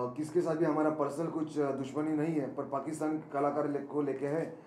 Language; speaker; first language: Hindi; non-native, local second language; Marathi